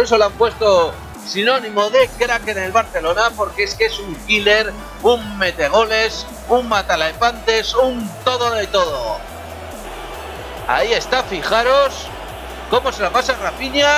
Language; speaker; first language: Spanish; native; Spanish